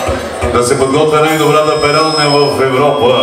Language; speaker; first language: Bulgarian; non-native, local second language; Turkish